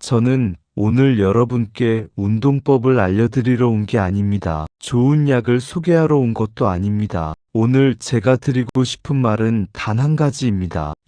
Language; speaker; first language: Korean; native; Korean